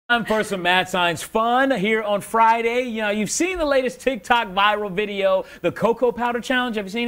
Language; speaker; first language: English; native; English